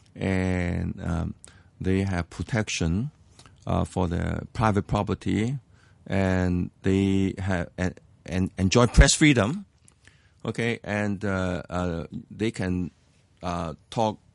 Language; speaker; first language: English; non-native, local second language; Cantonese